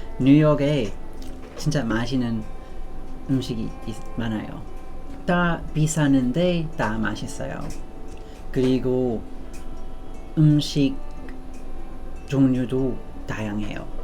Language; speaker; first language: Korean; non-native, learner; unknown